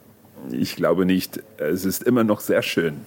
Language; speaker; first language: German; non-native, learner; English